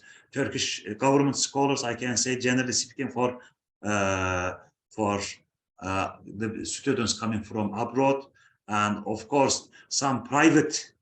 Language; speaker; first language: English; non-native, fluent; Turkish